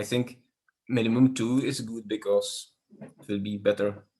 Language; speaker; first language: English; non-native, learner; Czech